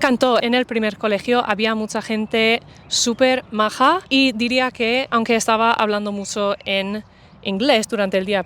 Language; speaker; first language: Spanish; non-native, fluent; English